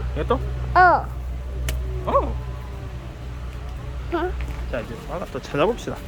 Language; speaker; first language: Korean; native; Korean